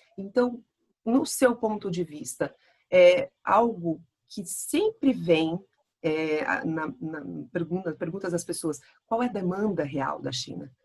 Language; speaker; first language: Portuguese; native; Portuguese